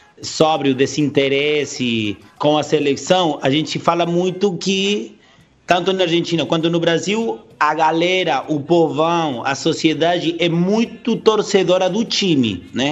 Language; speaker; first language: Portuguese; non-native, fluent; Spanish